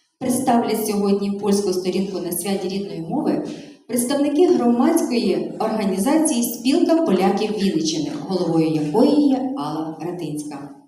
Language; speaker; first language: Ukrainian; native; Ukrainian